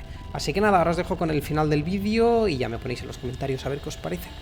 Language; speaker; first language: Spanish; native; Spanish